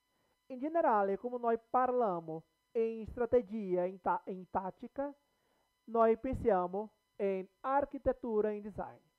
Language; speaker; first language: Italian; non-native, learner; Portuguese